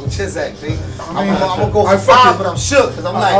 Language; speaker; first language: English; native; English